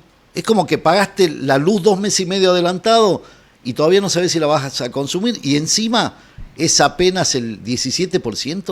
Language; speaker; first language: Spanish; native; Spanish